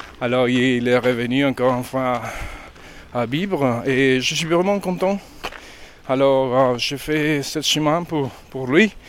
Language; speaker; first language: French; non-native, learner; Spanish